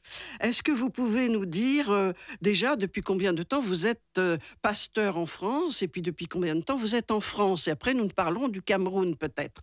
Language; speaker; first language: French; native; French